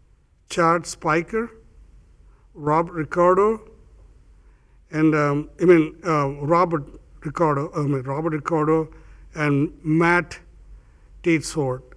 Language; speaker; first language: English; non-native, fluent; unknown